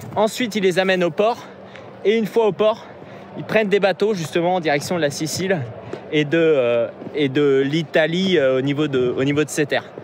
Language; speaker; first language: French; native; French